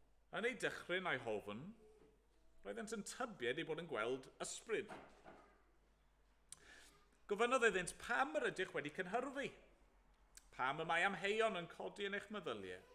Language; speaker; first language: Welsh; native; Welsh